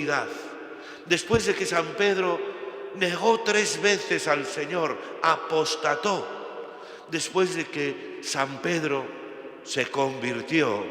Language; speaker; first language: Spanish; native; Spanish